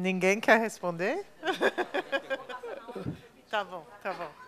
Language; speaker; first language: Portuguese; non-native, fluent; English